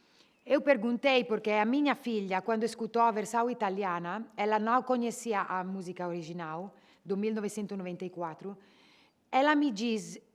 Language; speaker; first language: Portuguese; non-native, fluent; Italian